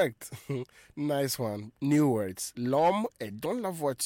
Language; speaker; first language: French; non-native, fluent; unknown